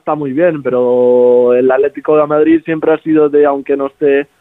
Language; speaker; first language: Spanish; native; Spanish